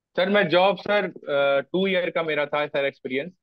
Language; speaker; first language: Hindi; native; Hindi